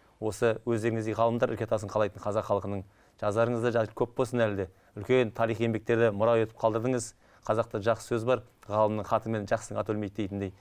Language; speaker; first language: Kazakh; native; Kazakh